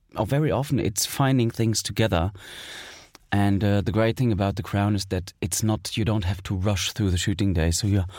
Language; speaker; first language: English; non-native, fluent; German